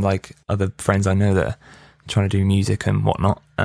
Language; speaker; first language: English; native; English